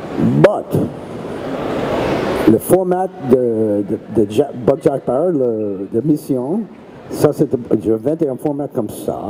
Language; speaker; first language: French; non-native, learner; English